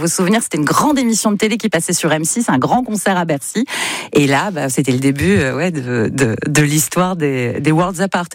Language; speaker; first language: French; native; French